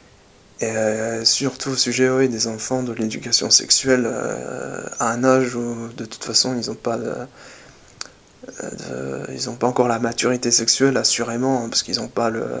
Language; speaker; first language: French; native; French